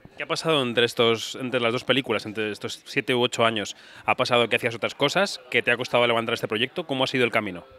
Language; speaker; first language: Spanish; native; Spanish